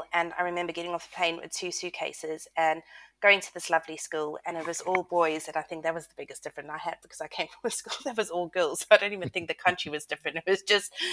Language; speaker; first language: English; native; English